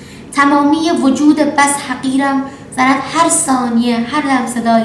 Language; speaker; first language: Persian; native; Persian